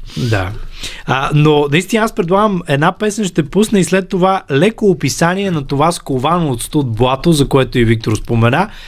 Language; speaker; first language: Bulgarian; native; Bulgarian